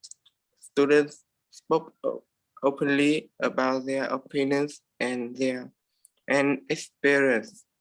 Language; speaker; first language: English; non-native, learner; Vietnamese